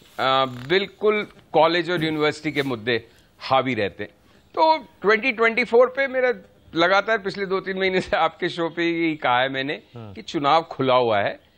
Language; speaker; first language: Hindi; native; Hindi